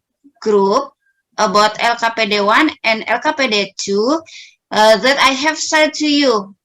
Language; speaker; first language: English; non-native, learner; Indonesian